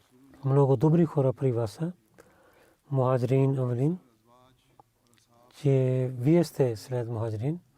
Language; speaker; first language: Bulgarian; non-native, learner; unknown